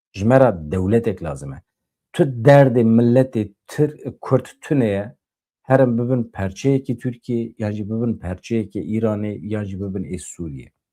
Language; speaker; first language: Kurdish; native; Kurdish